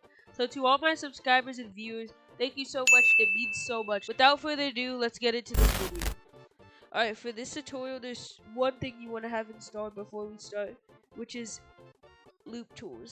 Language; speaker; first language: English; native; English